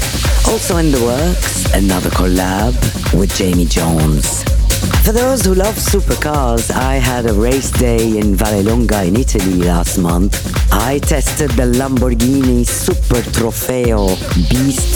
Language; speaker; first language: English; native; English